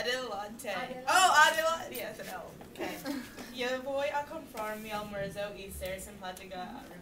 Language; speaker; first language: Spanish; non-native, learner; English